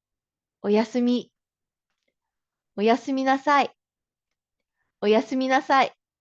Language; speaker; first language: Japanese; non-native, fluent; Filipino